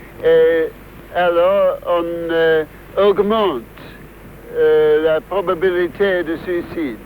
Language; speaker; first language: French; non-native, fluent; English